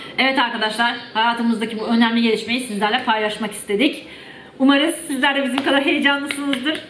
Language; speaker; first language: Turkish; native; Turkish